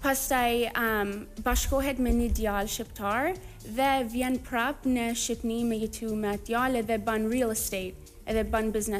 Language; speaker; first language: Albanian; early bilingual, heritage; English